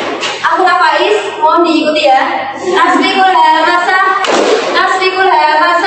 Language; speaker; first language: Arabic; non-native, learner; Indonesian